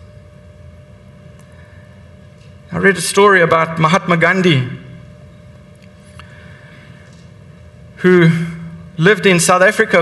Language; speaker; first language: English; native; English